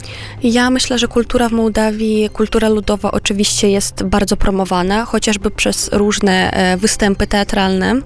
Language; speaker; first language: Polish; non-native, fluent; Romanian